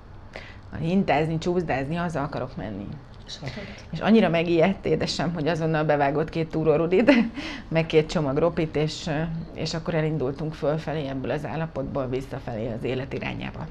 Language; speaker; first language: Hungarian; native; Hungarian